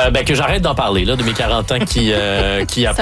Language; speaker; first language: French; native; French